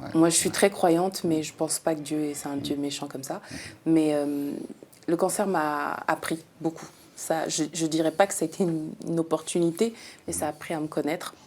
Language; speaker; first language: French; native; French